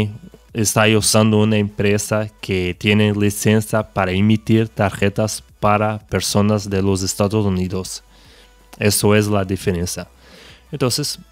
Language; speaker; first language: Spanish; non-native, fluent; Portuguese